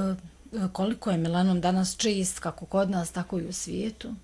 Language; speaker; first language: Croatian; native; Croatian